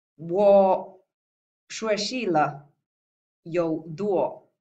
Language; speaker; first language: Chinese; non-native, learner; Finnish